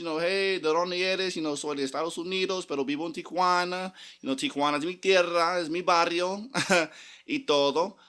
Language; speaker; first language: Spanish; non-native, learner; English